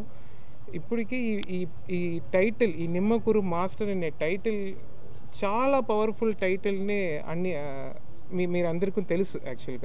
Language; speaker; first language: Telugu; non-native, learner; Tamil